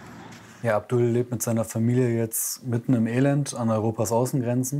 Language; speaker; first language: German; native; German